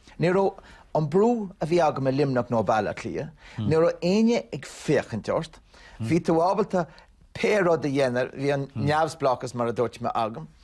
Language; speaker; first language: Irish; non-native, local second language; English